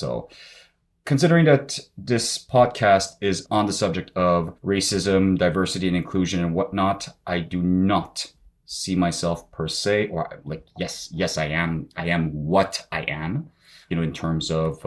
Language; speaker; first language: English; native; English